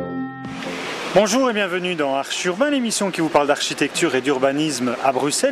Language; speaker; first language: French; native; French